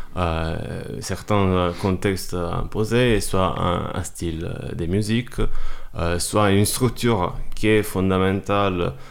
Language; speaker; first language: French; non-native, fluent; Italian